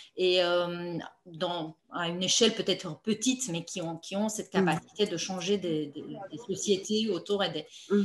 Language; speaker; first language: French; non-native, fluent; Romanian